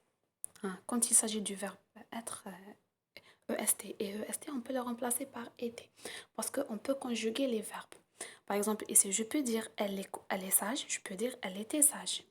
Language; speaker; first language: French; non-native, local second language; Arabic